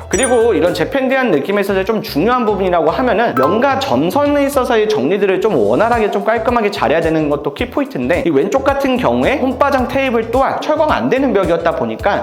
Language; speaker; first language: Korean; native; Korean